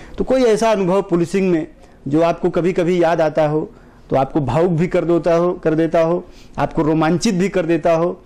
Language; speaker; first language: Hindi; native; Hindi